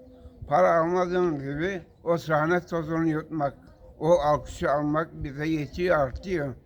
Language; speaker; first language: Turkish; native; Turkish